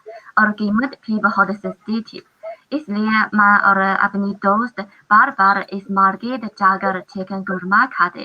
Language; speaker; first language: Hindi; non-native, fluent; Chinese